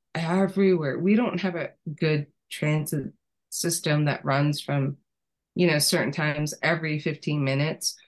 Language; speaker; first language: English; native; English